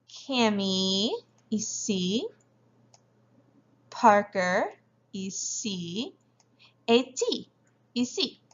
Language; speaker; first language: French; non-native, fluent; English